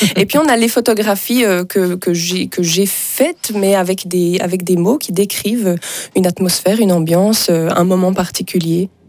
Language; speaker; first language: French; native; French